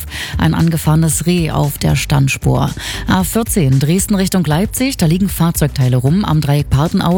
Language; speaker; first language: German; native; German